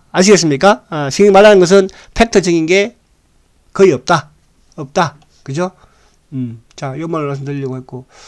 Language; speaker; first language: Korean; native; Korean